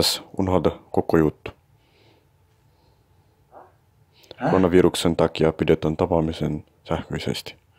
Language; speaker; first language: Finnish; non-native, learner; Portuguese